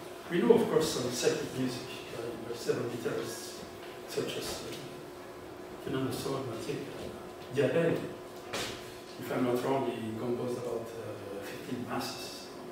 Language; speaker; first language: English; non-native, fluent; Portuguese